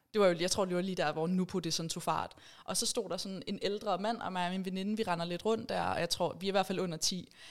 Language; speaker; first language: Danish; early bilingual, other home language; Persian